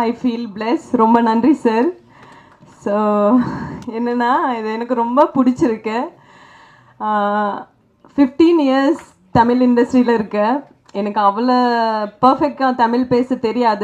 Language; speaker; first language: Tamil; non-native, fluent; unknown